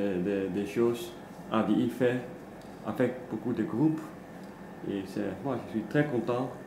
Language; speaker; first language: French; non-native, learner; Dutch